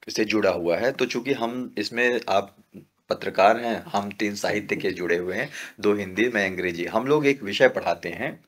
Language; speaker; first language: Hindi; native; Hindi